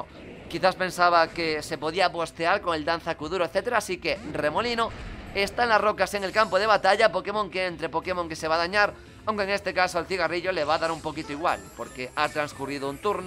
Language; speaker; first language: Spanish; native; Spanish